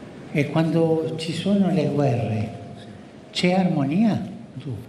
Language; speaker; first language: Italian; non-native, fluent; Spanish